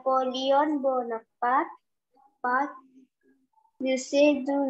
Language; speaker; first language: French; non-native, learner; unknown